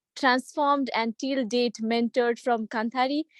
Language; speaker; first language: English; non-native, local second language; Nepali